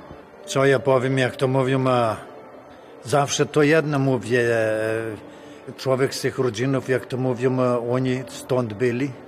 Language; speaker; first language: Polish; early bilingual, heritage; Portuguese